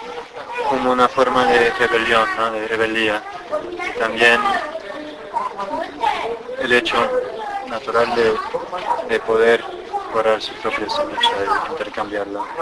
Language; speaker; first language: Spanish; non-native, fluent; English